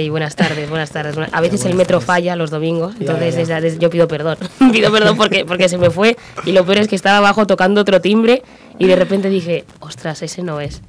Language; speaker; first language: Spanish; native; Spanish